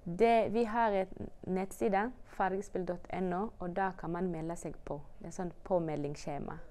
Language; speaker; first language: Norwegian; early bilingual, other home language; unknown